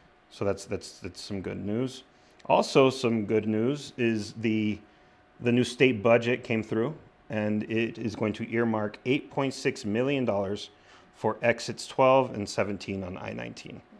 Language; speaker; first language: English; early bilingual, other home language; Spanish